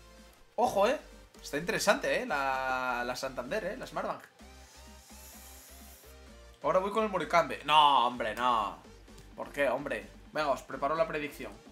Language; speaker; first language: Spanish; native; Spanish